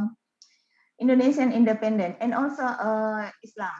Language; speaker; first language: English; non-native, learner; Indonesian